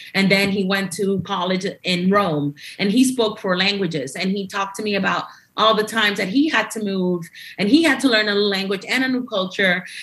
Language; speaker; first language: English; early bilingual, other home language; Spanish